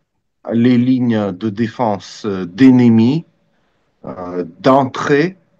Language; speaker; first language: French; non-native, fluent; Russian